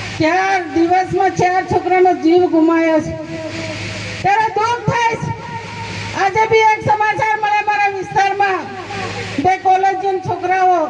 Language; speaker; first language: Gujarati; non-native, local second language; Rathawi